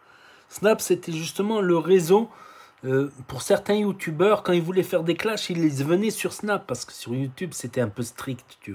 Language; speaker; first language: French; native; French